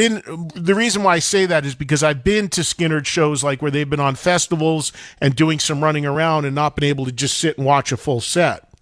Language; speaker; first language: English; native; English